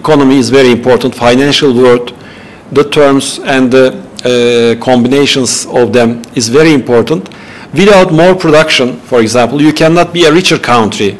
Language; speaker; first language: English; non-native, fluent; Turkish